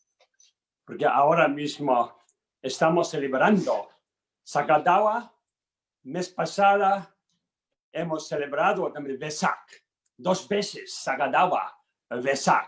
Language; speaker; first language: Spanish; non-native, learner; Tibetan